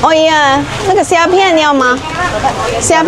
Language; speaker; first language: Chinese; non-native, fluent; Indonesian